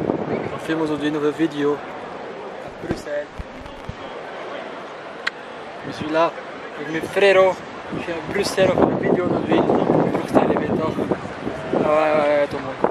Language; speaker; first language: French; non-native, local second language; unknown